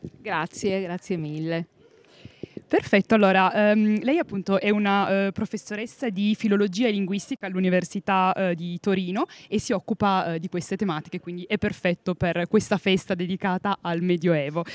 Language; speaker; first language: Italian; native; Italian